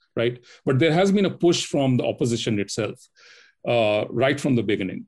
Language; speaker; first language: English; non-native, local second language; Hindi